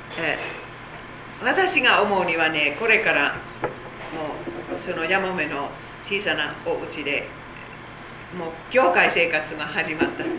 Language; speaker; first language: Japanese; non-native, fluent; Korean